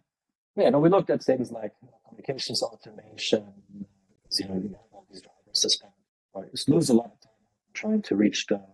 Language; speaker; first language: English; non-native, fluent; Lithuanian